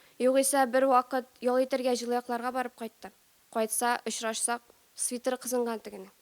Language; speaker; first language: Tatar; native; Tatar